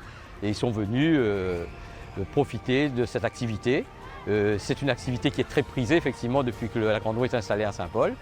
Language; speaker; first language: French; native; French